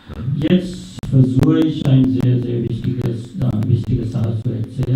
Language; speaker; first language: German; non-native, fluent; Sinhala